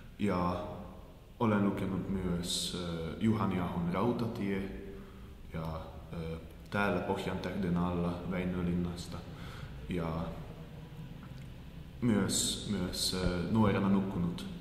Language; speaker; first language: Finnish; non-native, learner; Hungarian